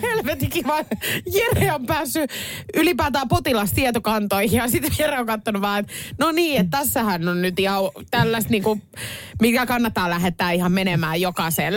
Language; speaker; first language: Finnish; native; Finnish